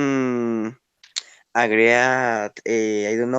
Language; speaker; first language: English; non-native, learner; Spanish